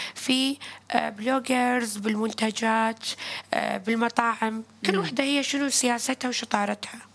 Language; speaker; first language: Arabic; native; Arabic